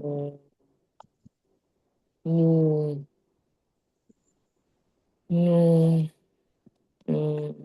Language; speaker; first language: French; non-native, learner; English